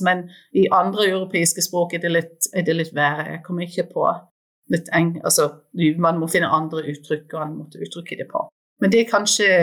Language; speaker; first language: Norwegian; non-native, fluent; English